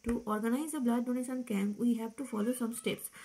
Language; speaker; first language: English; non-native, local second language; Bangla